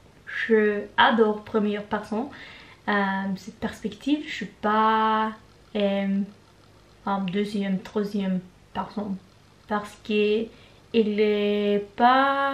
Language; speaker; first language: French; non-native, learner; Norwegian